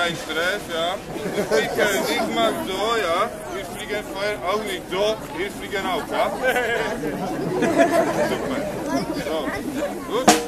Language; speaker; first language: German; non-native, learner; Czech